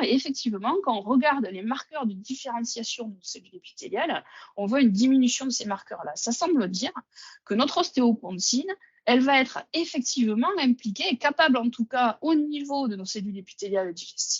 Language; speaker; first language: French; native; French